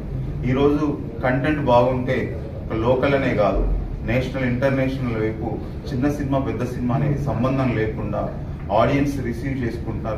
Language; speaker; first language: Telugu; native; Telugu